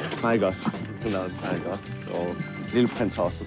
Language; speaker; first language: Danish; non-native, fluent; French